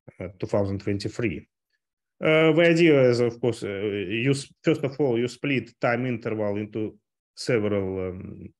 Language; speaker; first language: English; non-native, fluent; Russian